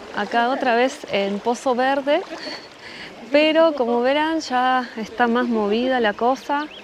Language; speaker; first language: Spanish; early bilingual, other home language; Russian